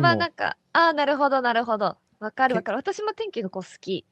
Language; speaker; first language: Japanese; native; Japanese